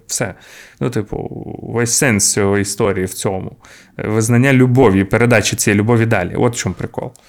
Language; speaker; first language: Ukrainian; non-native, local second language; Russian